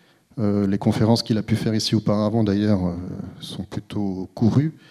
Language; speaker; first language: French; native; French